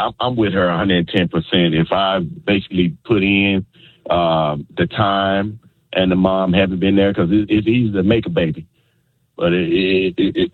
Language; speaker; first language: English; native; English